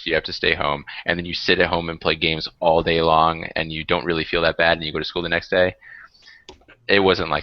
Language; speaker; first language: English; native; English